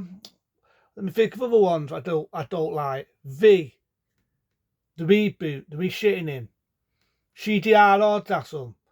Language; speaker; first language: English; native; English